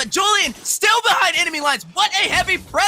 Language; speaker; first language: English; native; English